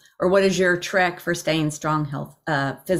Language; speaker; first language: English; native; English